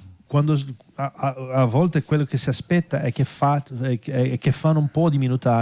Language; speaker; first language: Italian; non-native, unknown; Portuguese